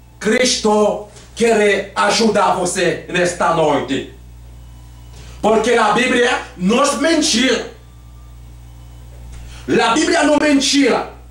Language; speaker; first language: Portuguese; non-native, learner; Haitian Creole